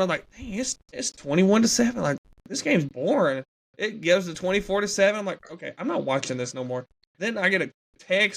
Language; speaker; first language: English; native; English